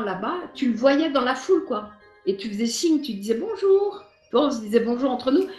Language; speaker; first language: French; native; French